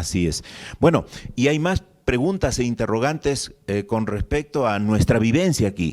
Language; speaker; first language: Spanish; native; Spanish